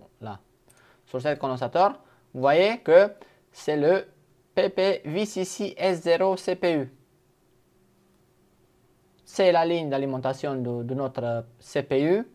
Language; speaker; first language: French; non-native, fluent; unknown